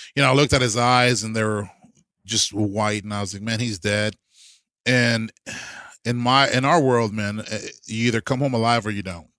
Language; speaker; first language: English; early bilingual, other home language; Spanish